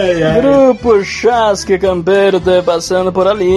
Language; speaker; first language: Portuguese; native; Portuguese